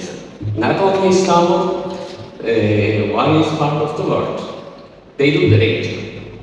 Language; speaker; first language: English; non-native, learner; Turkish